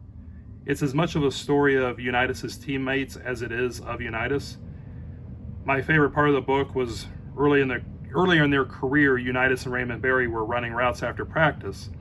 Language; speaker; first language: English; native; English